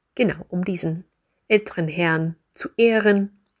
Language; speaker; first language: German; non-native, fluent; English